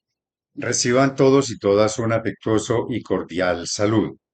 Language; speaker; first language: Spanish; native; Spanish